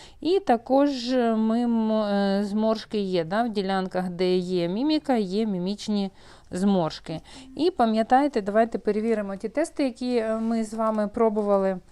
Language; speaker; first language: Ukrainian; non-native, local second language; Russian